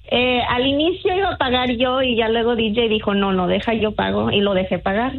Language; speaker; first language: Spanish; early bilingual, other home language; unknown